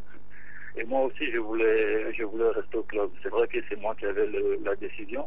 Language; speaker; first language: French; non-native, local second language; Bambara